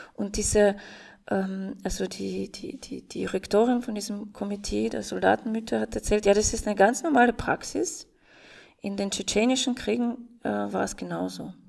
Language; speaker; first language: German; non-native, fluent; Russian